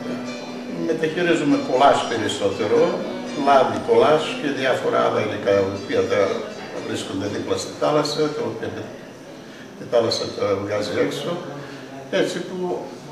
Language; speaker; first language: Greek; non-native, fluent; Bulgarian